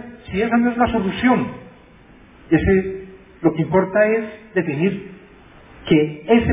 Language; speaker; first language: Spanish; native; Spanish